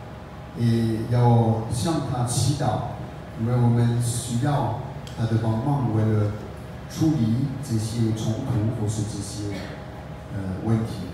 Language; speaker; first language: Chinese; non-native, fluent; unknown